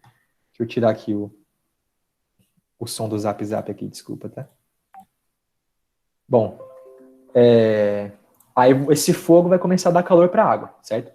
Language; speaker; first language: Portuguese; native; Portuguese